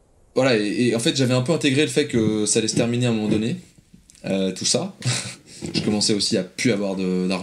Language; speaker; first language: French; native; French